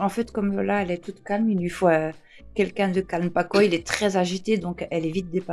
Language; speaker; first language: French; native; French